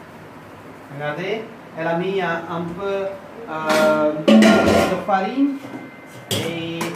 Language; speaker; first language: French; non-native, fluent; Hindi